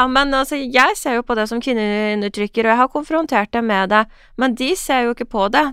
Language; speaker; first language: Norwegian; early bilingual, other home language; Persian